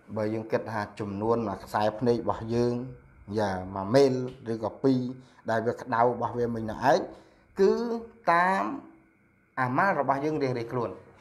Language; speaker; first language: Khmer; non-native, local second language; Eastern Cham